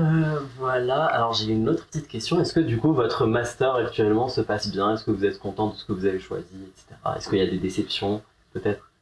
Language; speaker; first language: French; native; French